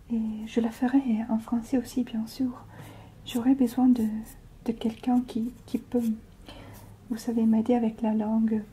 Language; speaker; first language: French; non-native, fluent; Italian